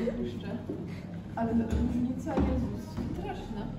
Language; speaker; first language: Polish; native; Polish